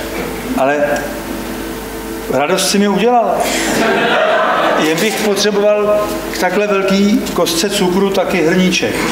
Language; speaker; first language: Czech; native; Czech